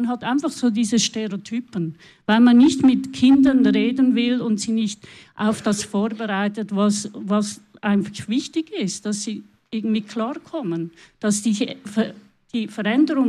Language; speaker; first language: German; native; German